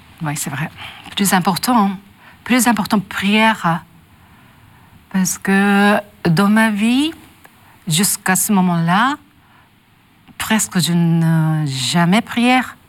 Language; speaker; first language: French; non-native, learner; Japanese